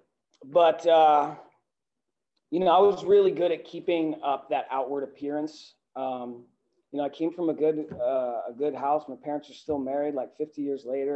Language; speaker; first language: English; native; English